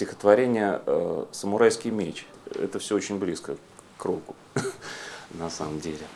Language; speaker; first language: Russian; native; Russian